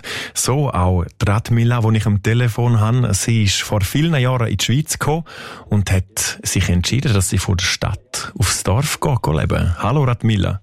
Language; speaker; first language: German; native; German